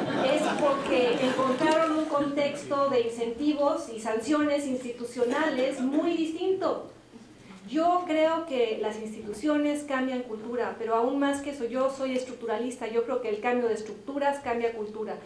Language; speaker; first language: Spanish; native; Spanish